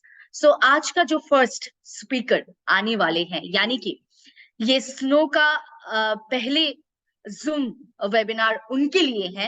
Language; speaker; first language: Hindi; native; Hindi